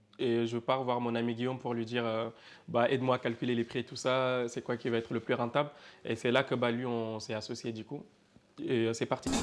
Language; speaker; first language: French; non-native, local second language; Fula